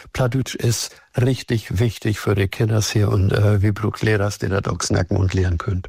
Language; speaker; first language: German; native; German